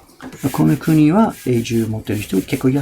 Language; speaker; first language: Japanese; non-native, fluent; English